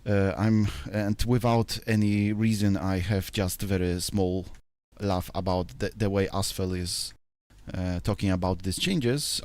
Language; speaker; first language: English; non-native, fluent; Polish